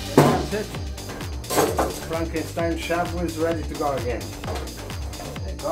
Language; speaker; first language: English; non-native, fluent; Portuguese